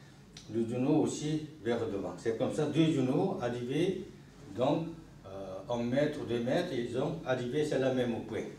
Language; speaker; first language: French; non-native, learner; Korean